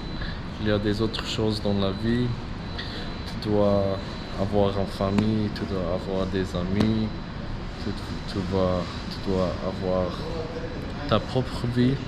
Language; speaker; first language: French; non-native, learner; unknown